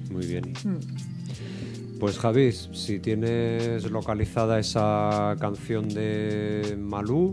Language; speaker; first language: Spanish; native; Spanish